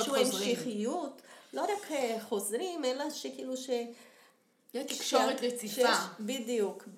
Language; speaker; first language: Hebrew; non-native, fluent; Portuguese